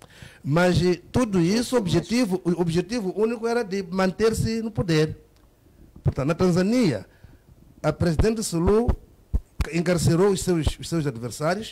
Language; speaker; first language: Portuguese; native; Portuguese